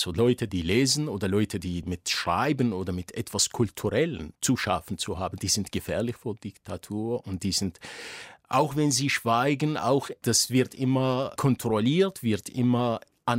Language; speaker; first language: German; non-native, fluent; Arabic